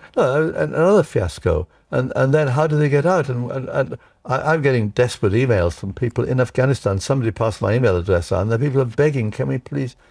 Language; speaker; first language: English; early bilingual, other home language; Czech